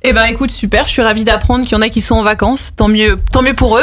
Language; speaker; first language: French; native; French